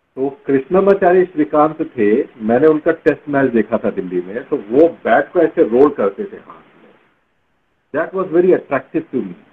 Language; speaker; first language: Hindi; native; Hindi